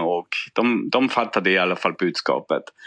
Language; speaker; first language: Swedish; non-native, fluent; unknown